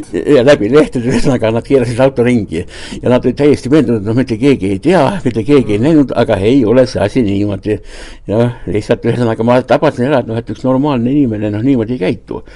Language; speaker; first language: Estonian; native; Estonian